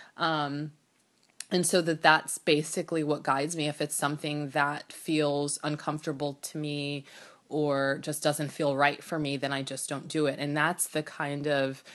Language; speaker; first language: English; native; English